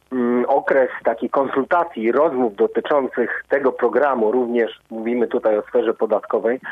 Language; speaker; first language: Polish; native; Polish